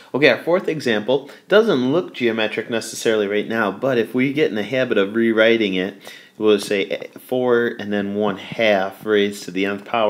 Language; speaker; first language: English; native; English